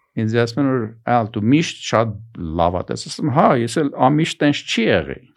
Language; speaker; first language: Armenian; early bilingual, heritage; Armenian